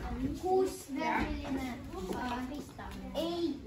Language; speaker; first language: Estonian; non-native, local second language; Russian